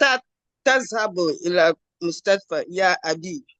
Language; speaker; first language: Arabic; non-native, learner; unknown